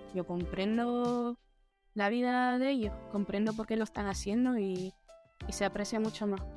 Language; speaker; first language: Spanish; early bilingual, heritage; Spanish